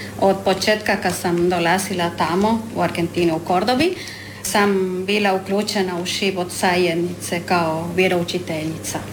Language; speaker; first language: Croatian; non-native, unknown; Spanish